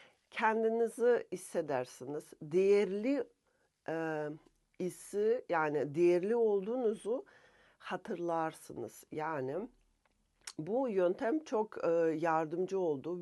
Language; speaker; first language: Turkish; non-native, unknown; Russian